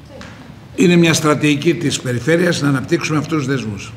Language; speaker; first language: Greek; native; Greek